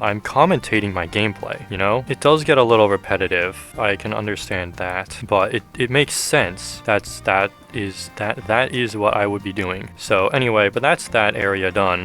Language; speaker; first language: English; native; English